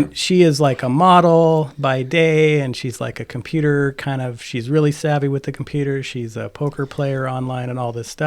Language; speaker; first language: English; native; English